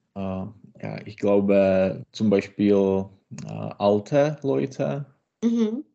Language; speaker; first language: German; non-native, learner; Czech